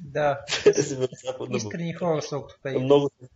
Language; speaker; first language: Bulgarian; native; Bulgarian